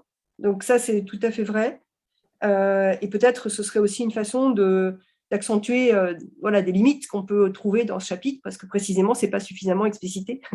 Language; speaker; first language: French; native; French